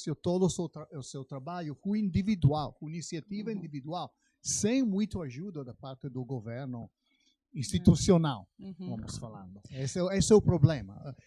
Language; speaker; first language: Portuguese; non-native, fluent; Italian